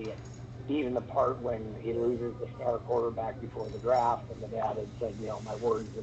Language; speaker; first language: English; native; English